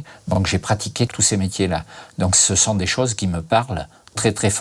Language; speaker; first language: French; native; French